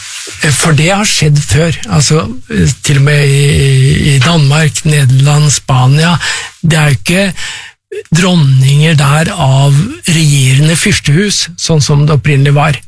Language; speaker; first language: Norwegian; native; Norwegian